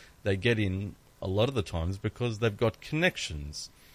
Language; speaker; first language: English; early bilingual, other home language; Greek